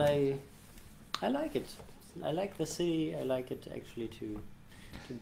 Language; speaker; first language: English; non-native, fluent; German